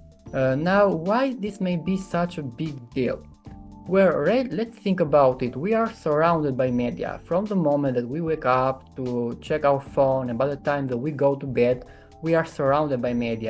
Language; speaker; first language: English; non-native, fluent; Albanian